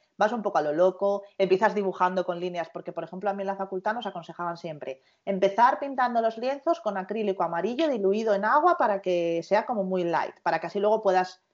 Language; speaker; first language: Spanish; native; Spanish